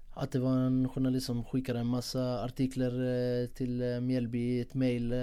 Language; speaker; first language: Swedish; non-native, fluent; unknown